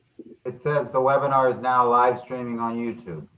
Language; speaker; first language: English; native; English